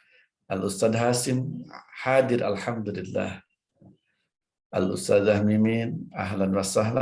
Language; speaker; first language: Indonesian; native; Indonesian